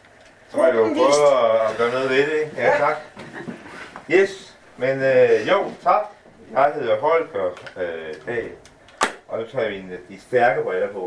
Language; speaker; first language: Danish; native; Danish